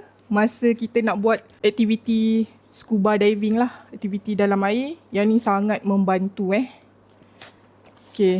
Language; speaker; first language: Malay; native; Malay